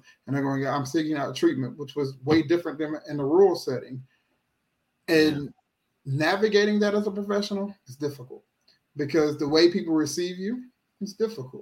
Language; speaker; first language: English; native; English